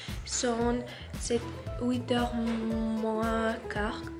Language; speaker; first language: French; non-native, learner; Spanish